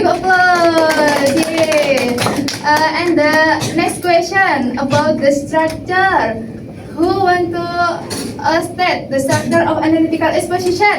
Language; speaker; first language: English; non-native, learner; Indonesian